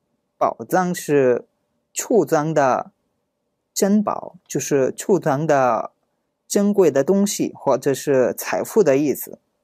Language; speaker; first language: Chinese; non-native, fluent; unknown